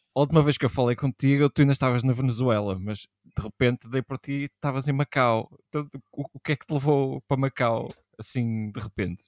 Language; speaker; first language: Portuguese; native; Portuguese